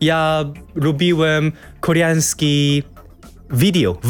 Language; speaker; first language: Polish; non-native, learner; Korean